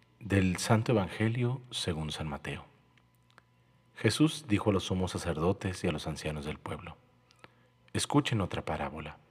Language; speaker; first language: Spanish; native; Spanish